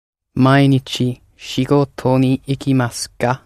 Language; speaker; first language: Japanese; non-native, learner; English